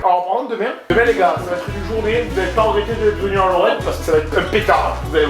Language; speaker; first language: French; native; French